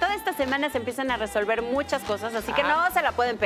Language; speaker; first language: Spanish; native; Spanish